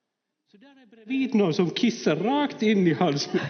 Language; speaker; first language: Swedish; non-native, fluent; Finnish